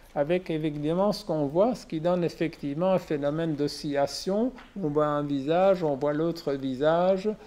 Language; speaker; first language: French; native; French